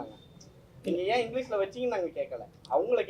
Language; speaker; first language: Tamil; native; Tamil